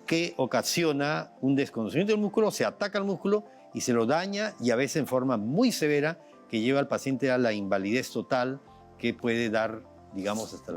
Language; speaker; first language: Spanish; native; Spanish